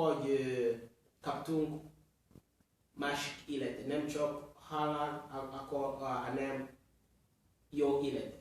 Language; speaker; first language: Hungarian; non-native, learner; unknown